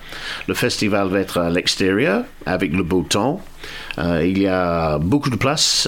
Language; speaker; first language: French; non-native, fluent; English